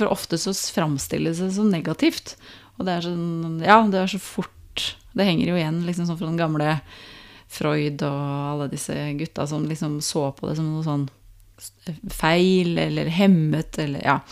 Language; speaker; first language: Norwegian; native; Norwegian